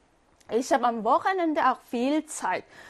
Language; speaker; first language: German; non-native, fluent; Korean